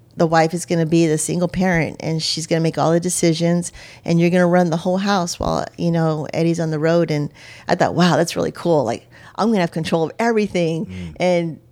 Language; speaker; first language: English; native; English